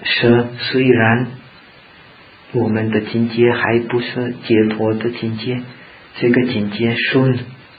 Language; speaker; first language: Chinese; non-native, fluent; Czech